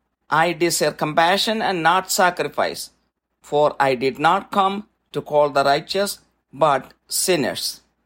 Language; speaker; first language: English; non-native, local second language; Malayalam